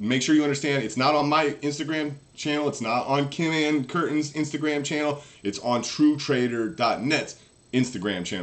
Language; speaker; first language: English; native; English